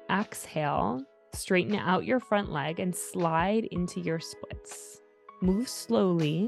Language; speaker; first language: English; native; English